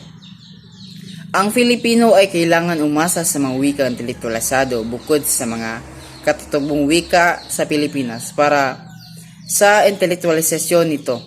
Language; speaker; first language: Filipino; non-native, local second language; Cebuano